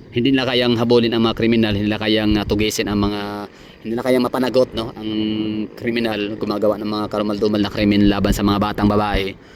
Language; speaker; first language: Filipino; non-native, local second language; Cebuano